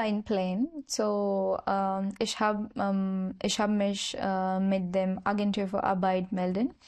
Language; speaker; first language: German; non-native, learner; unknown